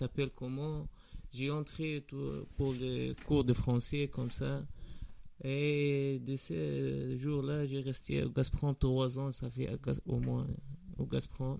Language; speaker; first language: French; non-native, learner; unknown